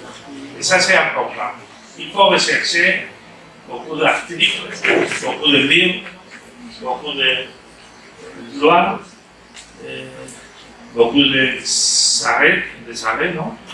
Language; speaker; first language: French; non-native, fluent; Spanish